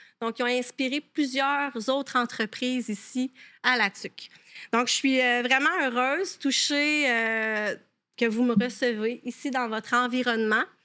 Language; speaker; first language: French; native; French